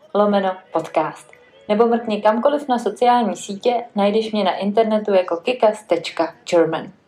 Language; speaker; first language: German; non-native, fluent; Czech